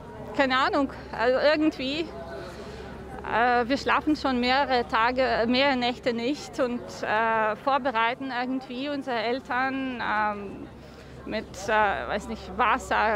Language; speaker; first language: German; non-native, learner; Ukrainian